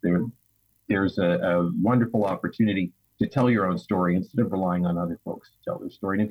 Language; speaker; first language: English; native; English